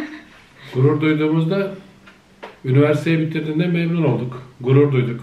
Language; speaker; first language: Turkish; native; Turkish